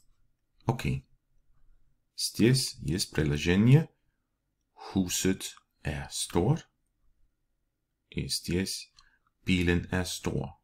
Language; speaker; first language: Russian; non-native, learner; Danish